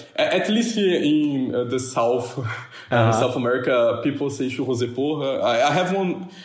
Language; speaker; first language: English; non-native, fluent; Portuguese